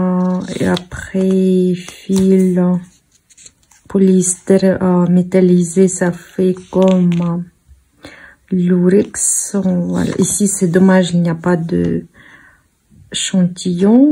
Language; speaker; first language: French; non-native, fluent; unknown